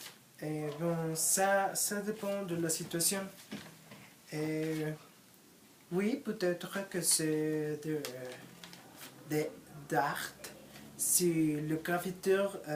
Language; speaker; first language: French; non-native, learner; Spanish